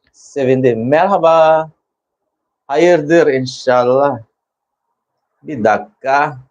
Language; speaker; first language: Turkish; non-native, learner; Filipino